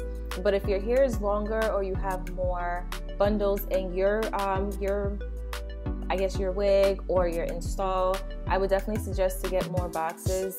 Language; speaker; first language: English; native; English